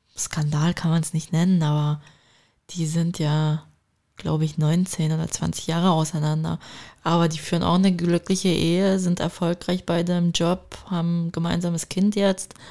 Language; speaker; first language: German; early bilingual, other home language; Turkish